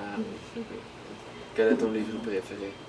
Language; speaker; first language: French; non-native, learner; Dutch